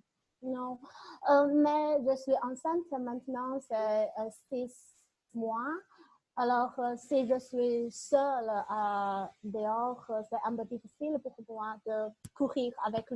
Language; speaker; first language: French; non-native, learner; Chinese